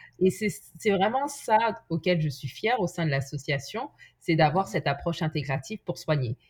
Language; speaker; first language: French; native; French